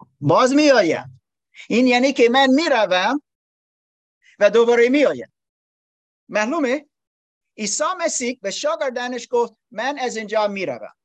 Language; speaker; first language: Persian; non-native, learner; English